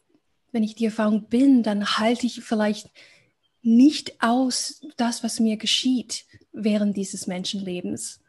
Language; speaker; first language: German; non-native, fluent; English